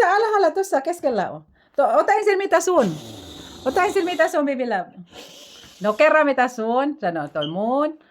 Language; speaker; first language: Finnish; non-native, learner; Filipino